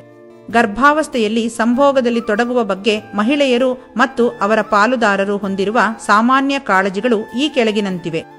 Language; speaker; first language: Kannada; native; Kannada